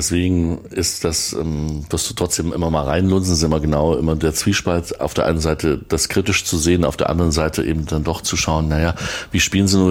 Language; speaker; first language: German; native; German